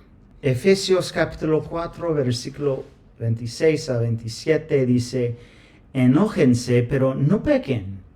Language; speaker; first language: Spanish; non-native, fluent; English